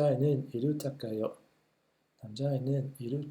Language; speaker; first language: Korean; non-native, learner; English